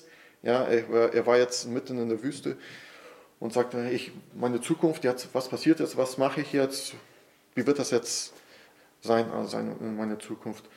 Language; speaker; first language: German; non-native, fluent; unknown